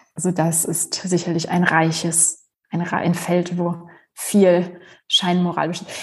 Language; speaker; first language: German; native; German